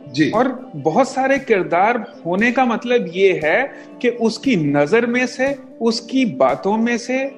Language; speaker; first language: Hindi; native; Hindi